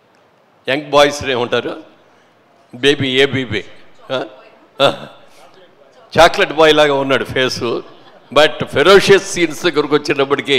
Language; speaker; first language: Telugu; native; Telugu